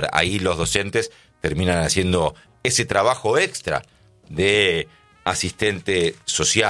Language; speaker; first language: Spanish; native; Spanish